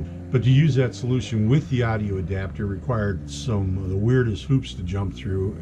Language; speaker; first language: English; native; English